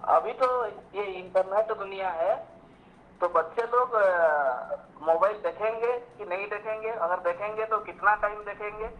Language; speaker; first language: Hindi; non-native, local second language; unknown